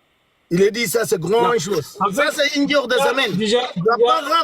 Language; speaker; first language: French; non-native, learner; Arabic